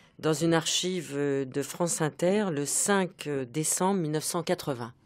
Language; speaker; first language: French; native; French